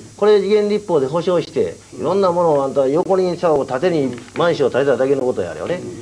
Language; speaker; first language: Japanese; early bilingual, other home language; Korean